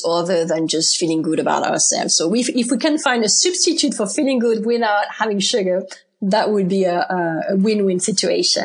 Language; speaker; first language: English; non-native, fluent; French